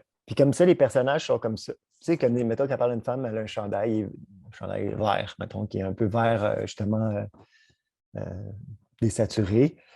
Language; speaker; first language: French; native; French